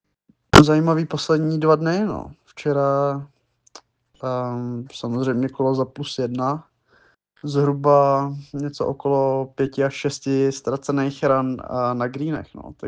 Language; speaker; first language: Czech; native; Czech